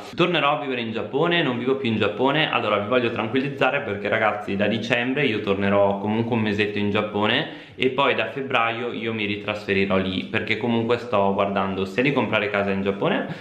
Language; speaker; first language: Italian; native; Italian